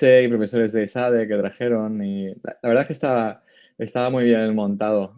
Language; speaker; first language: Spanish; native; Spanish